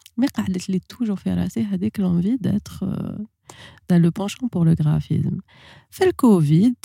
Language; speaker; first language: French; non-native, local second language; Arabic